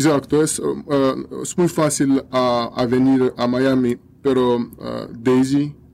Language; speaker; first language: Spanish; non-native, learner; Russian